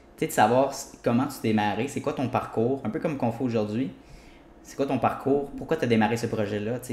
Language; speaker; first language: French; native; French